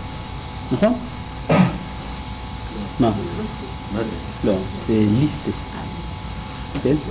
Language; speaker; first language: Hebrew; native; Hebrew